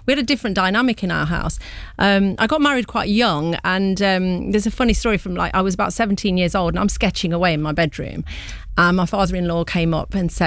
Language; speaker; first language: English; early bilingual, other home language; Punjabi